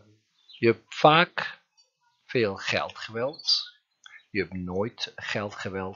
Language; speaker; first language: Dutch; non-native, fluent; Turkish